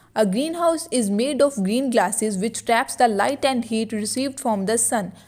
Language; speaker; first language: English; non-native, local second language; Punjabi